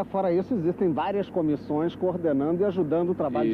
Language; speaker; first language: Portuguese; native; Portuguese